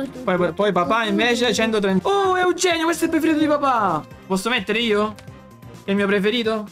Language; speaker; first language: Italian; native; Italian